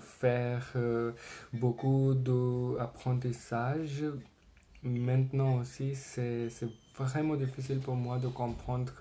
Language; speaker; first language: French; non-native, learner; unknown